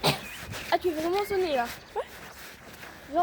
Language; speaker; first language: French; native; French